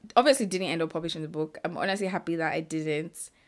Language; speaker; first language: English; non-native, local second language; Yoruba